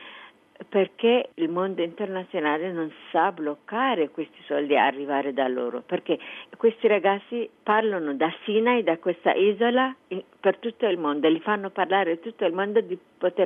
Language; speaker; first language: Italian; non-native, fluent; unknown